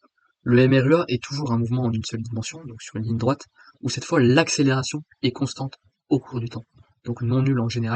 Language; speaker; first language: French; native; French